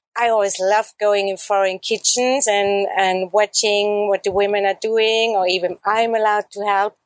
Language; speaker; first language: English; non-native, fluent; German